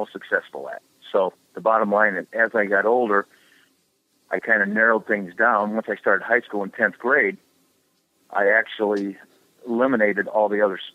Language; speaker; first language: English; native; English